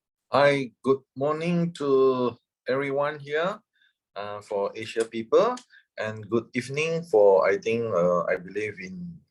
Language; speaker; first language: English; non-native, fluent; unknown